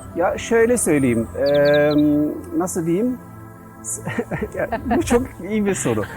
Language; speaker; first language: Turkish; non-native, learner; German